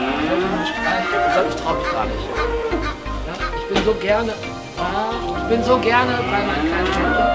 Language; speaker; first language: German; native; German